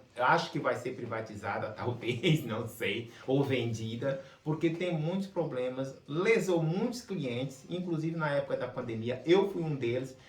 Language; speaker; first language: Portuguese; native; Portuguese